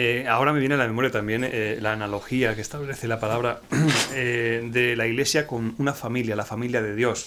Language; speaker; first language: Spanish; native; Spanish